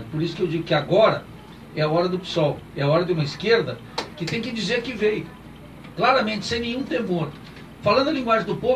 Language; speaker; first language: Portuguese; native; Portuguese